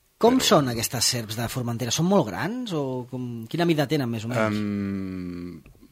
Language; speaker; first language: Catalan; native; Catalan